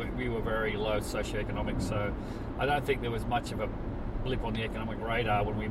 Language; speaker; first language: English; native; English